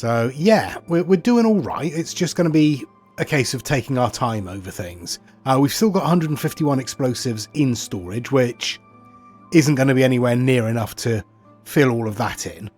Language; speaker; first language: English; native; English